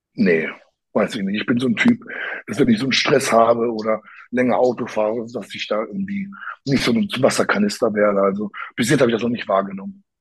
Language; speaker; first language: German; early bilingual, other home language; Polish